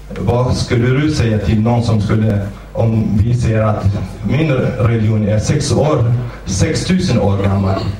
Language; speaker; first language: Swedish; non-native, fluent; Kurdish